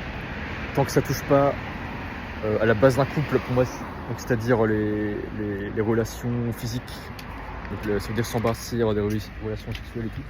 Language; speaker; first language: French; native; French